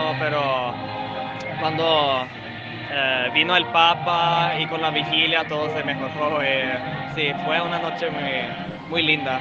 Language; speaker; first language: Spanish; non-native, fluent; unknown